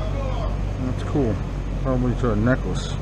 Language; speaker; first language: English; native; English